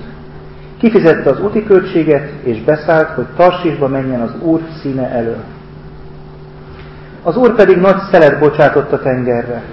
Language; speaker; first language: Hungarian; native; Hungarian